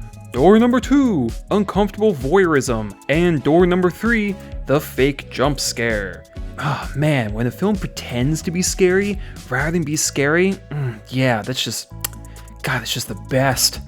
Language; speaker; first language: English; native; English